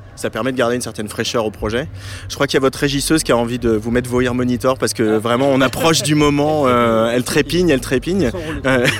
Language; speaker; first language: French; native; French